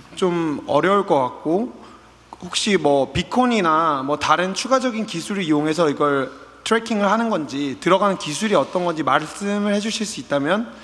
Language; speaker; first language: Korean; native; Korean